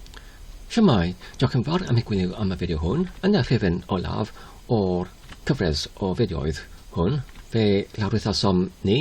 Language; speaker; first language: Welsh; non-native, fluent; English